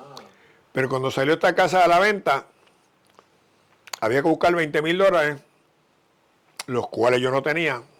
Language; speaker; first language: Spanish; native; Spanish